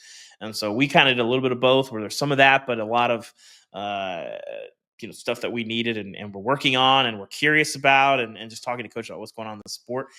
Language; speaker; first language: English; native; English